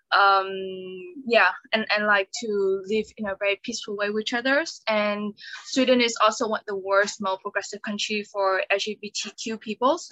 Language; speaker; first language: English; non-native, fluent; Vietnamese